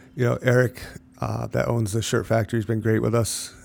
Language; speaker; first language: English; native; English